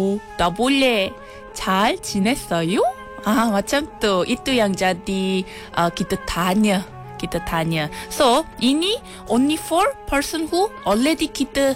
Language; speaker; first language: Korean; non-native, fluent; Malay